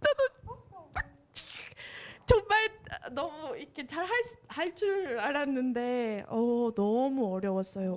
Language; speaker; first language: Korean; non-native, fluent; Spanish